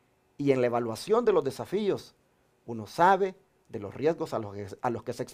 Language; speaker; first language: Spanish; native; Spanish